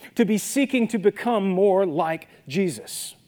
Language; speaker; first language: English; native; English